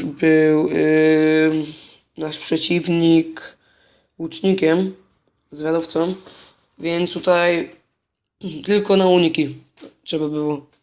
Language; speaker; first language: Polish; native; Polish